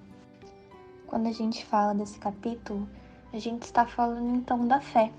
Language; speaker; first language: Portuguese; native; Portuguese